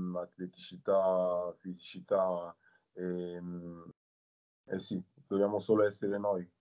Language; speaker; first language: Italian; non-native, fluent; French